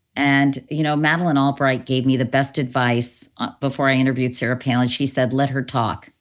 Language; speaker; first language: English; native; English